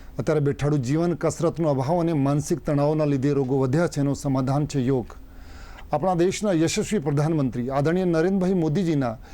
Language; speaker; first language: Gujarati; non-native, local second language; Hindi